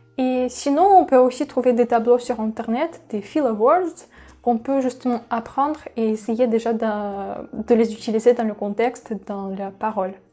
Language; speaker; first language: French; non-native, fluent; Russian